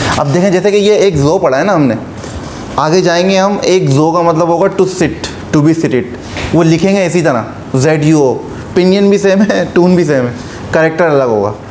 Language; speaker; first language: Urdu; native; Urdu